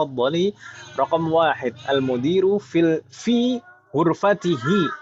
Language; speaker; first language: Arabic; non-native, fluent; Indonesian